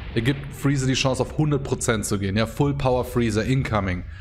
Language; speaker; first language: German; native; German